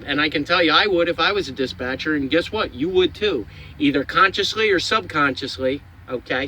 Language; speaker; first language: English; native; English